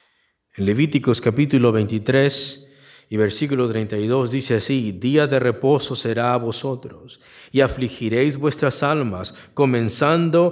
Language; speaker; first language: Spanish; native; Spanish